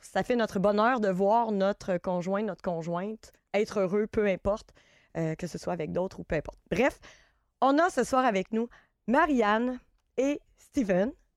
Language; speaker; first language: French; native; French